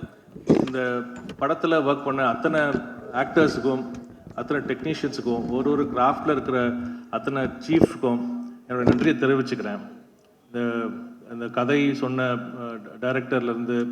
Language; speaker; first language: Tamil; native; Tamil